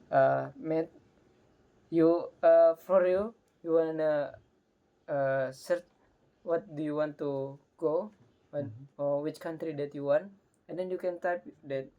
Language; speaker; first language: English; non-native, learner; Indonesian